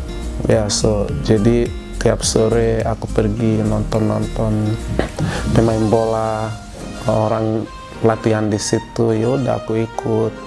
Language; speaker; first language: Indonesian; non-native, fluent; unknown